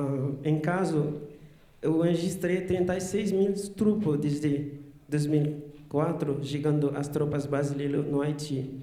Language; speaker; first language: Portuguese; non-native, learner; Haitian Creole